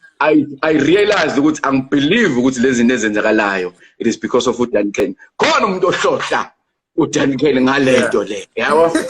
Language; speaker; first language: Zulu; native; Zulu